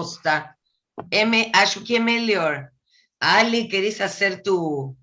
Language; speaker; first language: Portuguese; non-native, learner; Spanish